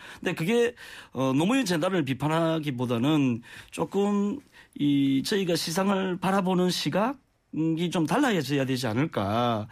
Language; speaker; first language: Korean; native; Korean